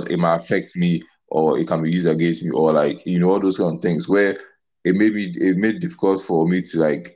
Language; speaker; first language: English; non-native, local second language; Akan